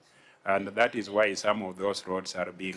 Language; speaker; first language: English; non-native, local second language; Luo (Kenya and Tanzania)